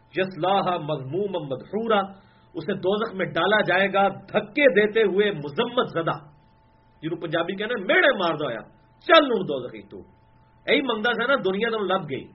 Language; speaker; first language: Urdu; non-native, local second language; Punjabi